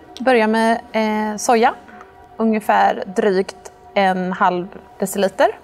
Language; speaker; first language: Swedish; native; Swedish